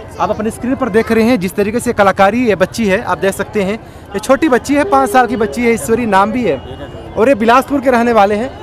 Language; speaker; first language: Hindi; native; Hindi